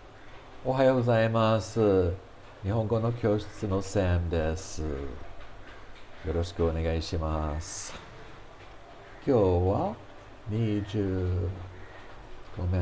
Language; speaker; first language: Japanese; non-native, fluent; English